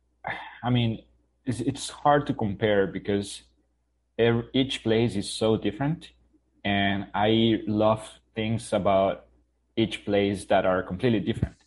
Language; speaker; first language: English; non-native, fluent; Spanish